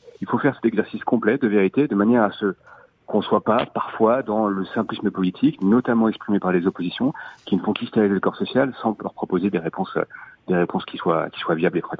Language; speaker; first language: French; native; French